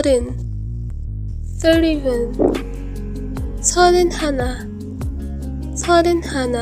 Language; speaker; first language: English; non-native, local second language; Hindi